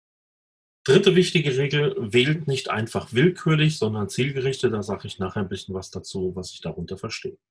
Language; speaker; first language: German; native; German